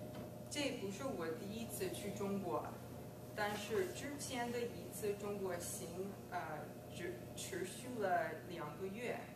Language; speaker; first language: Chinese; non-native, fluent; English